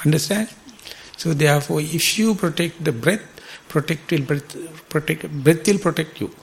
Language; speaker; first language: English; non-native, local second language; Sinhala